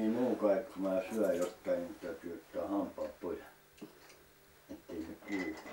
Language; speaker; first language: Finnish; native; Finnish